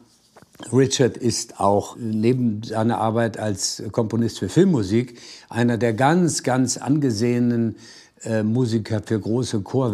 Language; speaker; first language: German; native; German